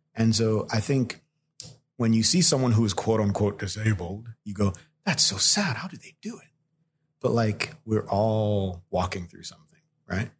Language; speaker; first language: English; early bilingual, other home language; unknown